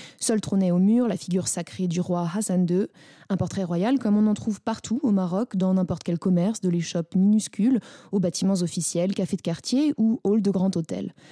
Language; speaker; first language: French; native; French